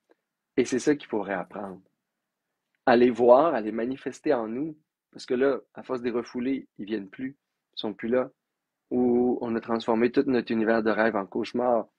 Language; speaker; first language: French; native; French